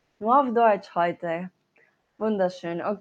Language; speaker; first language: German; non-native, learner; Spanish